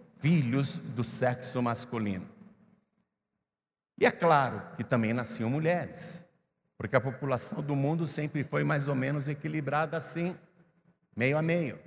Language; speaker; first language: Portuguese; native; Portuguese